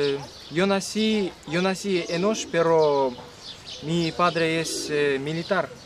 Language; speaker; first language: Spanish; non-native, learner; Kyrgyz